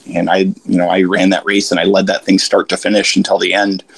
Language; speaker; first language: English; native; English